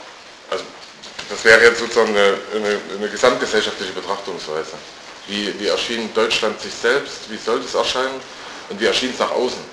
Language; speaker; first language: German; native; German